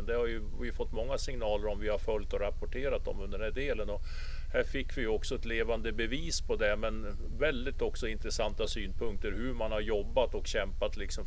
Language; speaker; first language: Swedish; native; Swedish